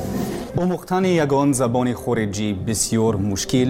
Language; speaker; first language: Persian; non-native, learner; English